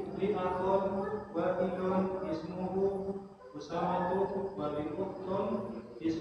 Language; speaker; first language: Arabic; non-native, learner; Indonesian